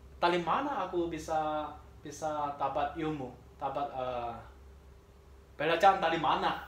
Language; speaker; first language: Indonesian; non-native, learner; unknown